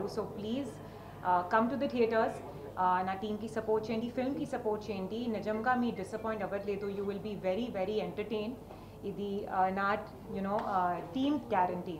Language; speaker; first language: Telugu; non-native, learner; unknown